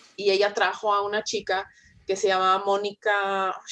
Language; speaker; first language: Spanish; early bilingual, heritage; Spanish